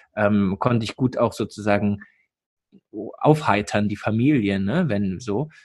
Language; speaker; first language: German; native; German